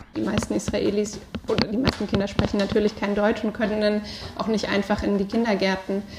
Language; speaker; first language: German; native; German